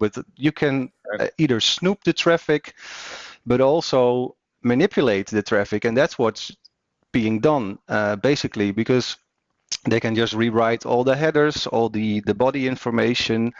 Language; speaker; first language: English; non-native, fluent; Dutch